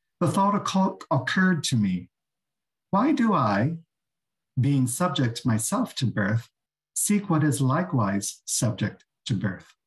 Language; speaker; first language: English; native; English